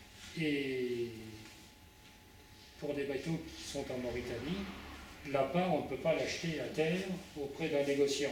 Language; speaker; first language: French; native; French